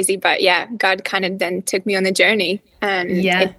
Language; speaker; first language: English; non-native, fluent; Latvian